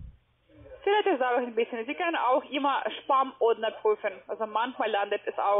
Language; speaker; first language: German; non-native, fluent; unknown